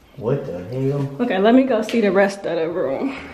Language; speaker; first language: English; native; English